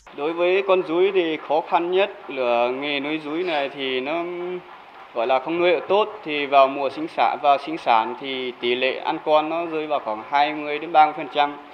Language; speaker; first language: Vietnamese; non-native, local second language; Iu Mien